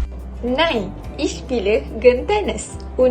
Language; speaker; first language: German; non-native, learner; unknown